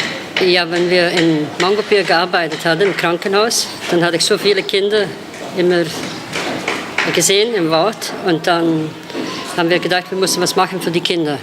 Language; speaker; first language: German; non-native, fluent; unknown